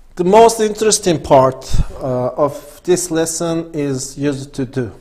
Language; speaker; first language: English; non-native, fluent; Kazakh